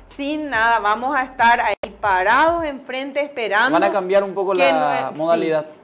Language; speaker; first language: Spanish; native; Spanish